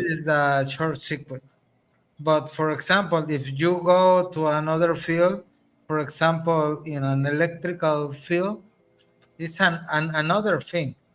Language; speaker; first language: English; non-native, learner; Spanish